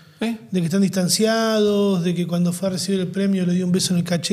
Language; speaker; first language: Spanish; native; Spanish